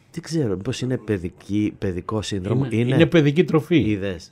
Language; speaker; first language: Greek; native; Greek